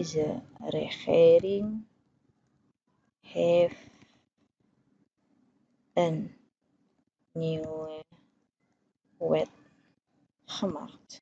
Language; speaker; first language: Dutch; non-native, fluent; Indonesian